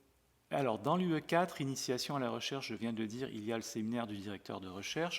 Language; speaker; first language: French; native; French